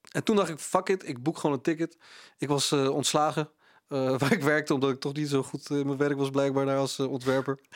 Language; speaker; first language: Dutch; early bilingual, other home language; Punjabi